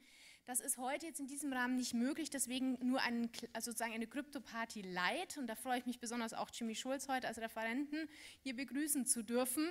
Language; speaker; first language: German; native; German